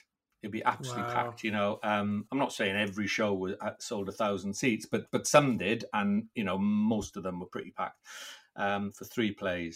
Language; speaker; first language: English; non-native, local second language; Welsh